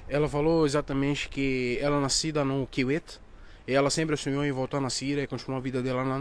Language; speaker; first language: Portuguese; non-native, fluent; Arabic